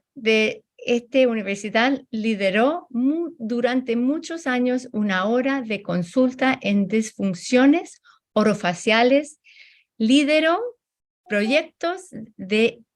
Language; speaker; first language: Spanish; early bilingual, heritage; Spanish